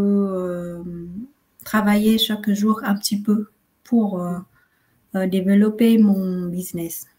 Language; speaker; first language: French; non-native, fluent; Vietnamese